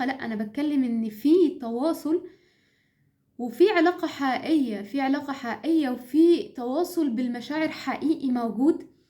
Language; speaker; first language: Arabic; native; Arabic